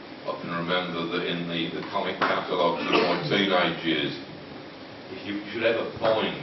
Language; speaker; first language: English; native; English